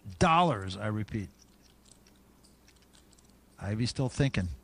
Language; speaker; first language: English; native; English